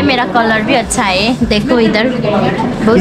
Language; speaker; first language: Hindi; non-native, learner; Nepali